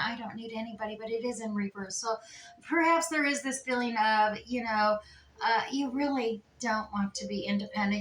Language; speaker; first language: English; native; English